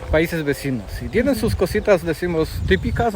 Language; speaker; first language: Spanish; non-native, fluent; Polish